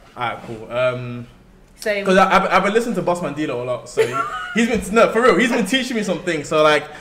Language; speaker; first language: English; native; English